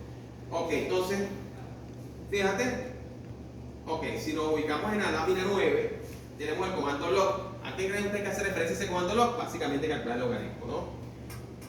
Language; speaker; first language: Spanish; native; Spanish